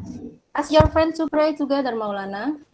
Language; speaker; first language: English; non-native, fluent; Indonesian